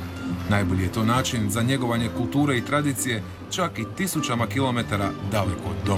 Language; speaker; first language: Serbian; native; Serbian